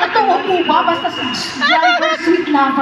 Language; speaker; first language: Filipino; native; Filipino